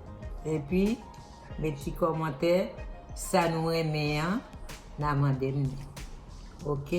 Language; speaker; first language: French; non-native, learner; Haitian Creole